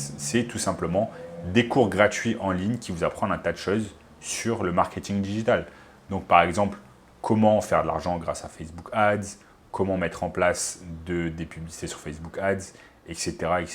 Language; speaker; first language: French; native; French